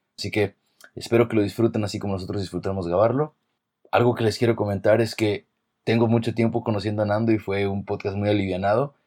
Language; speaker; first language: Spanish; native; Spanish